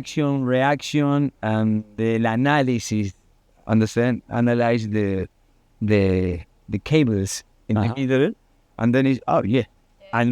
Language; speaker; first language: English; non-native, learner; Spanish